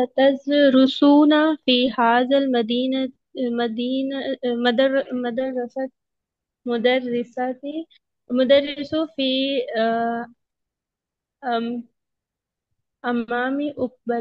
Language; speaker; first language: Arabic; non-native, learner; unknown